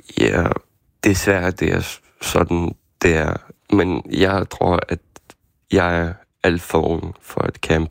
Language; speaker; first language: Danish; non-native, fluent; Ukrainian